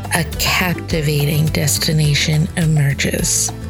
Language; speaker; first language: English; native; English